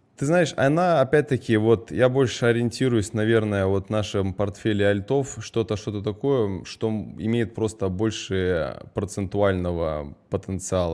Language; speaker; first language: Russian; early bilingual, heritage; Russian